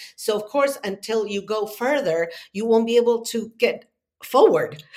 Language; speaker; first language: English; non-native, fluent; Spanish